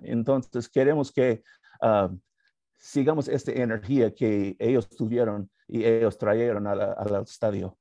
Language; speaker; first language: Spanish; non-native, learner; English